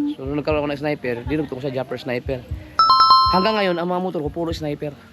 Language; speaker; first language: Filipino; non-native, local second language; Cebuano